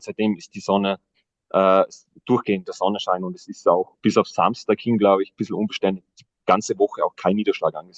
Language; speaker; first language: German; native; German